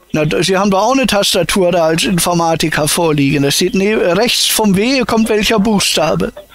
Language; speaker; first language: German; native; German